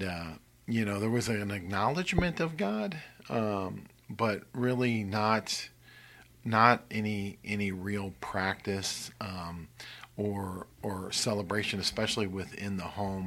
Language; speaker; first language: English; native; English